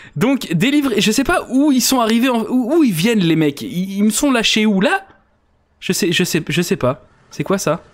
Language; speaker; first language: French; native; French